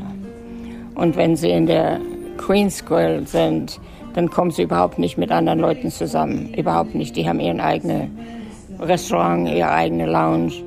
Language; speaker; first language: German; native; German